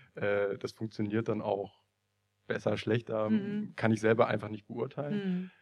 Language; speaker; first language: German; native; German